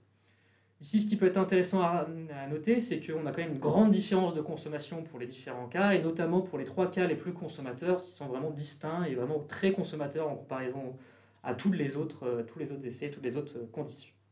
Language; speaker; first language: French; native; French